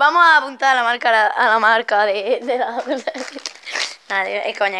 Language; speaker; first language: Spanish; native; Spanish